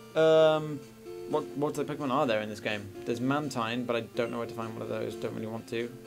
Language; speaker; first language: English; native; English